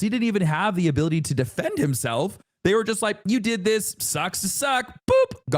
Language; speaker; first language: English; native; English